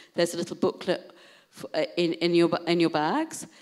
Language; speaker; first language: English; native; English